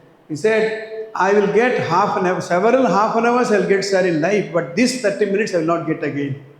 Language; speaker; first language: English; non-native, local second language; Tamil